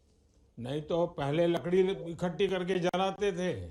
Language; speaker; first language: Hindi; non-native, local second language; Gujarati